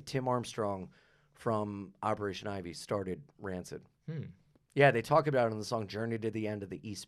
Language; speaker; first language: English; native; English